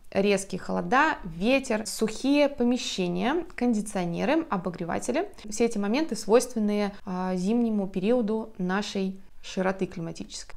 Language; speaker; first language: Russian; native; Russian